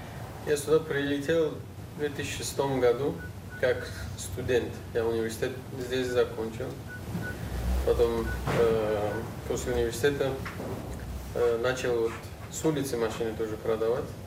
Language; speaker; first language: Russian; non-native, fluent; Uzbek